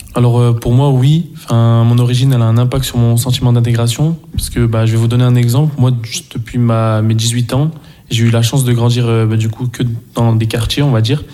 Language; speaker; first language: French; native; French